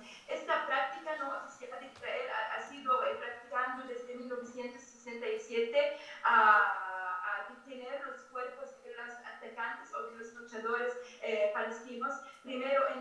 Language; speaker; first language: Spanish; non-native, fluent; Arabic